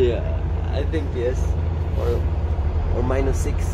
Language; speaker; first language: English; non-native, local second language; Filipino